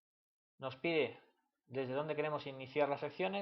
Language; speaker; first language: Spanish; native; Spanish